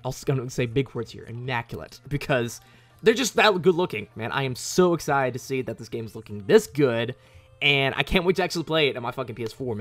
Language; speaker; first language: English; native; English